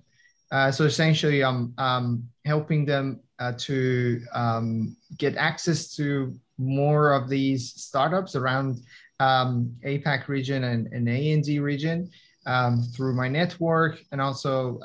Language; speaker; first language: English; non-native, fluent; Persian